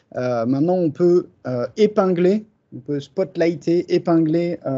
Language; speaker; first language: French; native; French